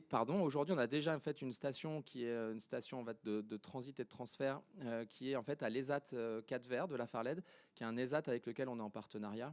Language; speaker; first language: French; native; French